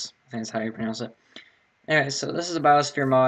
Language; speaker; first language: English; native; English